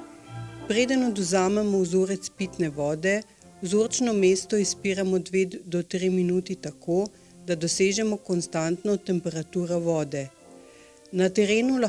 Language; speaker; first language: Slovenian; native; Slovenian